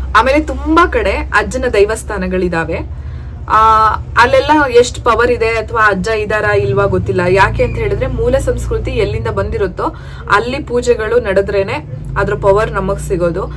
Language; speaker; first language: Kannada; native; Kannada